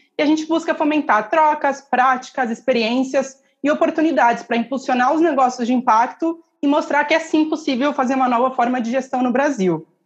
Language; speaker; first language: Portuguese; native; Portuguese